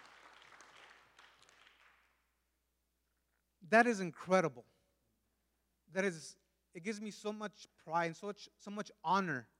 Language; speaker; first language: English; early bilingual, other home language; Spanish